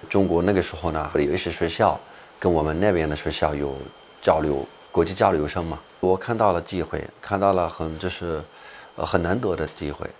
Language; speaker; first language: Chinese; non-native, fluent; Arabic